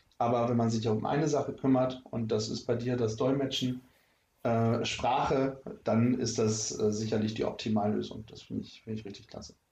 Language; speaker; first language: German; native; German